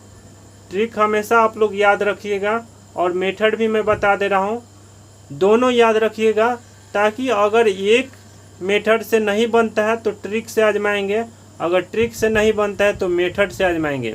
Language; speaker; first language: Hindi; native; Hindi